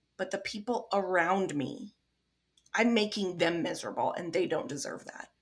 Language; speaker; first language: English; native; English